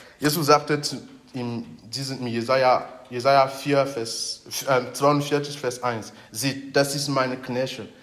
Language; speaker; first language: German; non-native, fluent; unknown